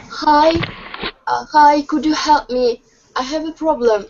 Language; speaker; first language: English; non-native, learner; Russian